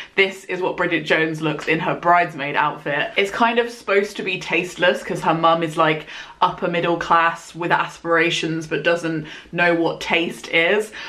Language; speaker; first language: English; native; English